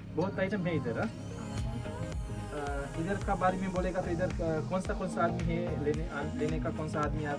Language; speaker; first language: Hindi; non-native, learner; Sinhala